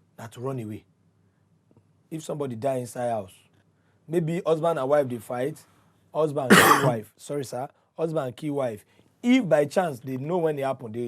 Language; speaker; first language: Nigerian Pidgin; native; Nigerian Pidgin